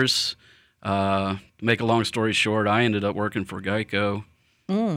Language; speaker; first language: English; native; English